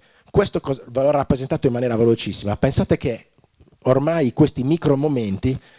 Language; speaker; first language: Italian; native; Italian